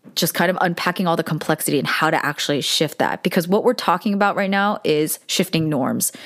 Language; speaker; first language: English; early bilingual, other home language; Korean